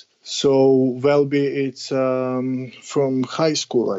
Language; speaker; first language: English; non-native, learner; Serbian